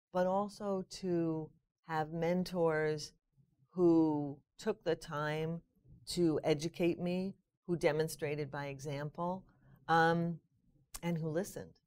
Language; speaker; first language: English; native; English